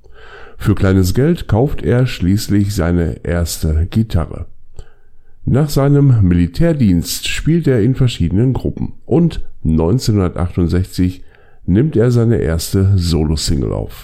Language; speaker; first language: German; native; German